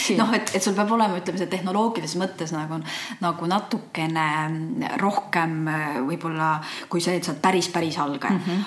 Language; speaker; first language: Estonian; native; Estonian